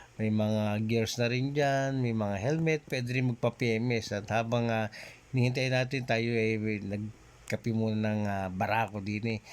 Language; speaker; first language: Filipino; native; Filipino